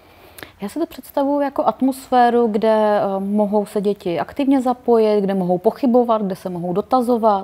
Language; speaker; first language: Czech; native; Czech